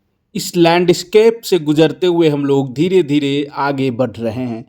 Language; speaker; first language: Hindi; native; Hindi